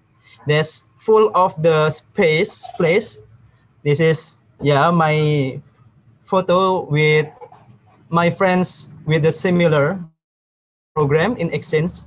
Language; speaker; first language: English; non-native, learner; Indonesian